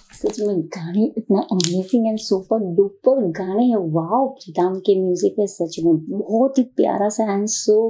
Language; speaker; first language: Hindi; non-native, learner; Bangla